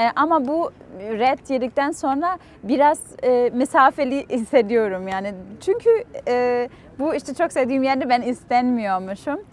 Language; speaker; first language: Turkish; non-native, fluent; German